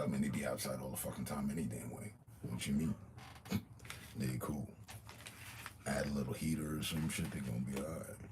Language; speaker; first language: English; native; English